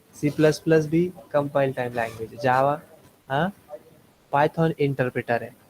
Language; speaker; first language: Hindi; non-native, local second language; Marathi